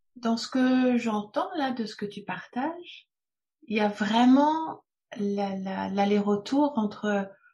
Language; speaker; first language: French; native; French